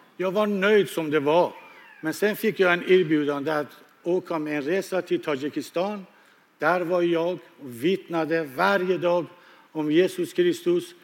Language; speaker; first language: Swedish; non-native, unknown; Persian